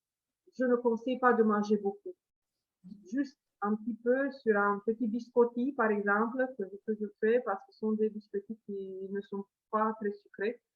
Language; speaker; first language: French; non-native, fluent; Romanian